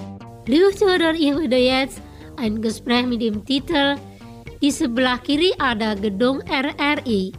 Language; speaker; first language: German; non-native, fluent; Indonesian